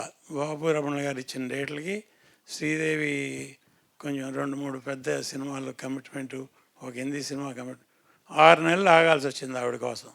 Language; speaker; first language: Telugu; native; Telugu